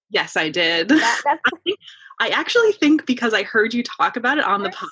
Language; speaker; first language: English; early bilingual, other home language; Yoruba